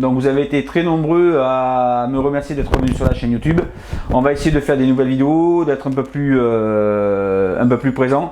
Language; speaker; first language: French; native; French